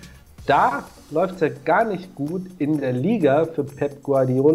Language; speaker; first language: German; native; German